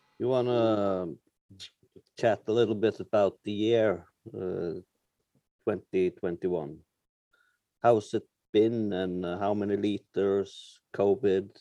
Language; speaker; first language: English; non-native, learner; Norwegian